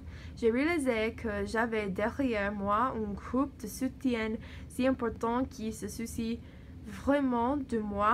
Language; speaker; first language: French; non-native, learner; English